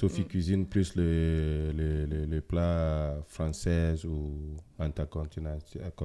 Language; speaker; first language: French; non-native, fluent; Ewe